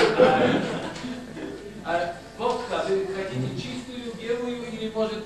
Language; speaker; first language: Russian; non-native, learner; Polish